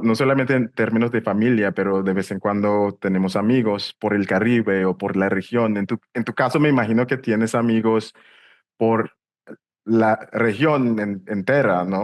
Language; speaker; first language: Spanish; non-native, fluent; English